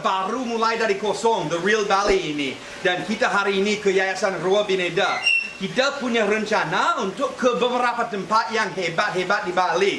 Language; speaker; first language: Indonesian; non-native, fluent; Spanish